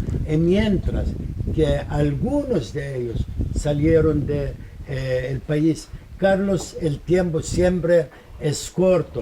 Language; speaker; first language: Spanish; non-native, fluent; Arabic